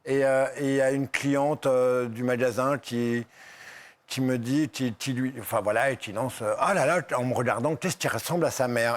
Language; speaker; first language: French; native; French